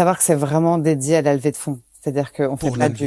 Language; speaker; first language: French; native; French